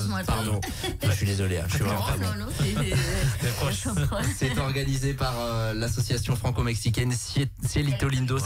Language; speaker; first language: French; native; French